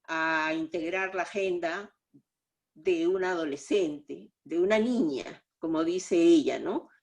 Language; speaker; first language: Spanish; native; Spanish